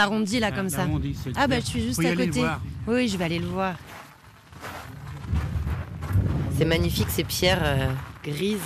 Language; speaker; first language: French; native; French